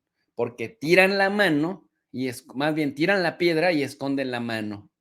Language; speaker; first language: Spanish; native; Spanish